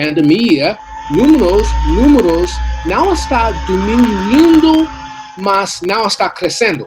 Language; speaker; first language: Portuguese; non-native, learner; English